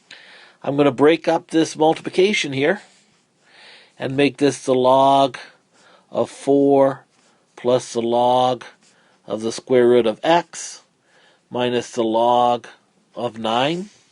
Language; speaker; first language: English; native; English